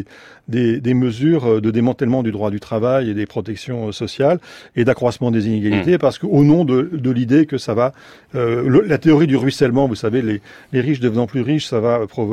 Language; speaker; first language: French; native; French